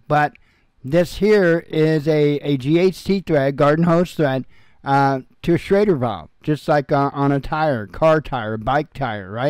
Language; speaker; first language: English; native; English